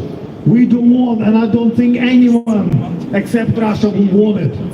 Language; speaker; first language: English; non-native, fluent; Ukrainian